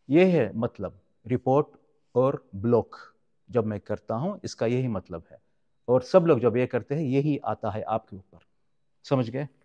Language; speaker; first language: Urdu; non-native, fluent; Arabic